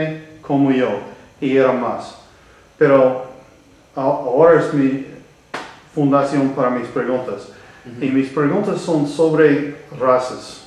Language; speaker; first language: Spanish; non-native, learner; English